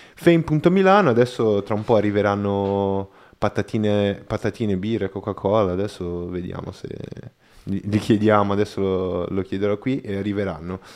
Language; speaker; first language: Italian; non-native, fluent; Portuguese